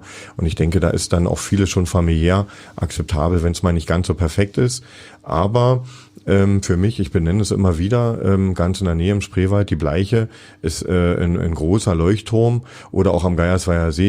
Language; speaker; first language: German; native; German